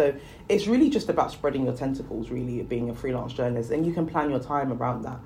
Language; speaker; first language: English; native; English